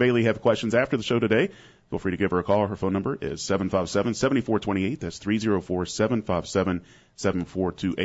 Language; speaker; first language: English; native; English